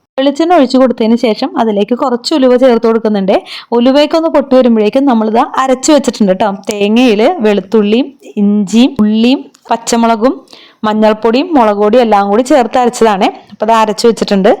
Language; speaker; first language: Malayalam; native; Malayalam